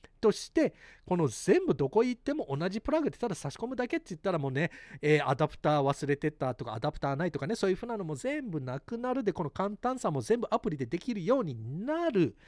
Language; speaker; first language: Japanese; early bilingual, heritage; Japanese